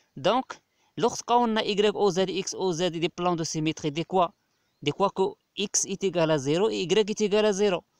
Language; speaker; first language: French; non-native, local second language; Arabic